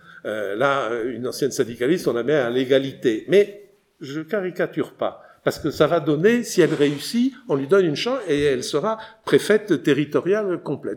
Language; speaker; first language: French; native; French